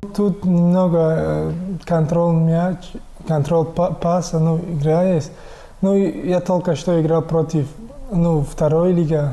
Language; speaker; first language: Russian; non-native, local second language; Tajik